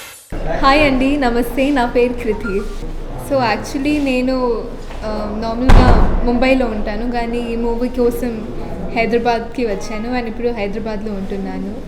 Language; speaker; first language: Telugu; non-native, local second language; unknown